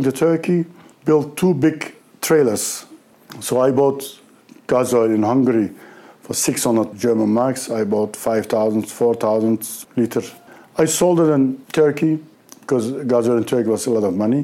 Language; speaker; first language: English; non-native, learner; Turkish